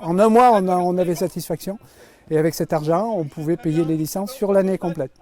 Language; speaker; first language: French; native; French